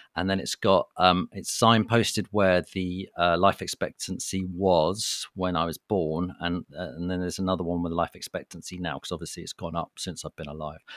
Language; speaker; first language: English; native; English